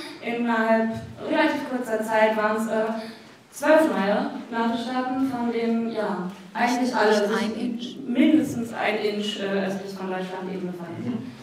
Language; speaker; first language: German; native; German